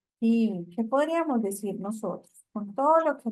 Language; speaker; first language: Spanish; native; Spanish